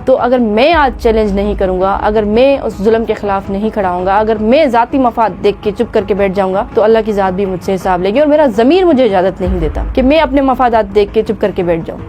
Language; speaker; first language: Urdu; non-native, local second language; Sindhi